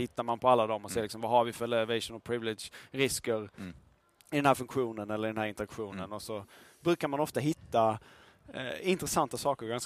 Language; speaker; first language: Swedish; native; Swedish